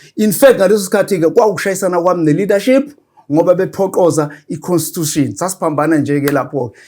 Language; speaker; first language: Zulu; native; Zulu